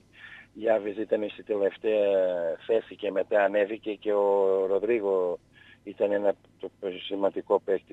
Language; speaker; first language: Greek; non-native, learner; Portuguese